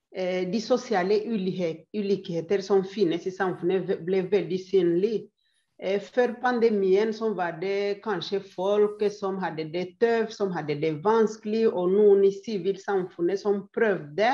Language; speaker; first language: Swedish; non-native, fluent; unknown